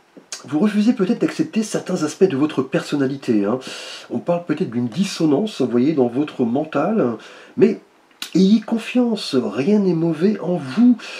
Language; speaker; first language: French; native; French